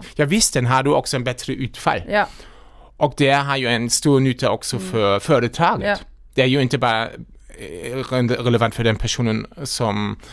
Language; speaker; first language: Swedish; non-native, fluent; German